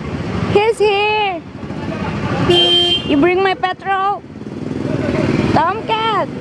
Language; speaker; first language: English; non-native, fluent; Indonesian